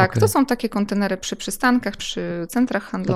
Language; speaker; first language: Polish; native; Polish